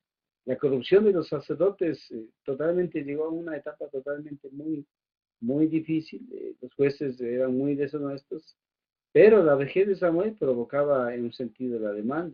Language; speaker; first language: Spanish; native; Spanish